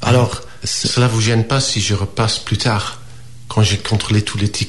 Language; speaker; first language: French; non-native, fluent; English